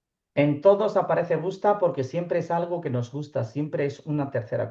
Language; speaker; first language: Spanish; non-native, fluent; Urdu